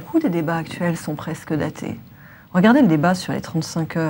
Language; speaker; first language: French; native; French